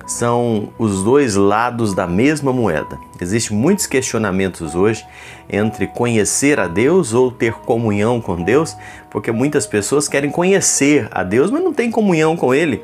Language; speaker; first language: Portuguese; native; Portuguese